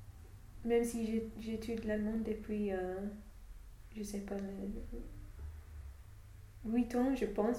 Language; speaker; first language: French; non-native, fluent; English